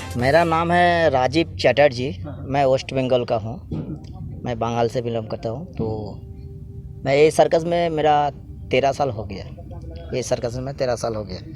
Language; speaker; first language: Hindi; non-native, local second language; Bangla